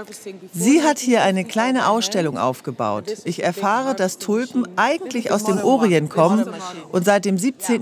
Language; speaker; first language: German; native; German